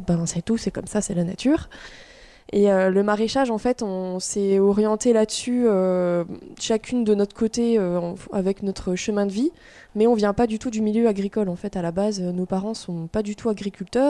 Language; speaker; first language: French; native; French